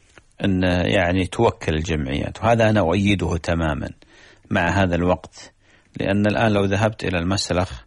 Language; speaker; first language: Arabic; native; Arabic